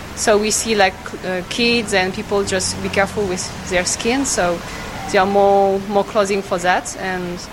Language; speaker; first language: English; non-native, learner; French